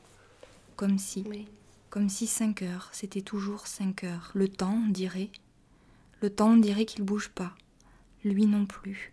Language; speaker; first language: French; native; French